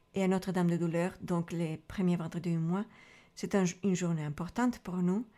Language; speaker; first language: French; non-native, fluent; Spanish